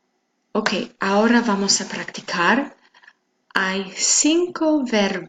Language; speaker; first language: Spanish; non-native, fluent; English